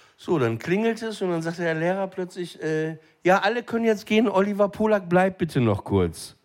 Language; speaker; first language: German; native; German